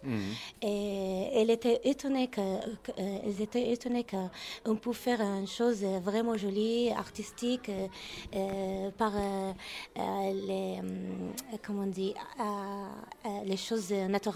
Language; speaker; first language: French; non-native, learner; Arabic